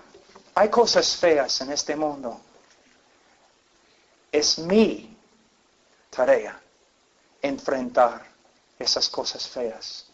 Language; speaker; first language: Spanish; non-native, fluent; English